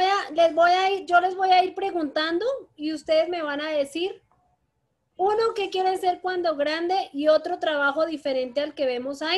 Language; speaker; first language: Spanish; native; Spanish